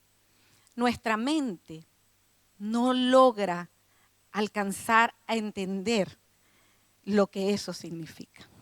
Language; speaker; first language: Spanish; native; Spanish